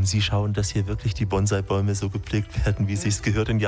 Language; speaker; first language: German; native; German